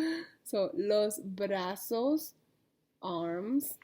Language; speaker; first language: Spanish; early bilingual, heritage; Spanish